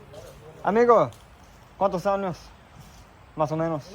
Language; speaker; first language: Spanish; non-native, learner; English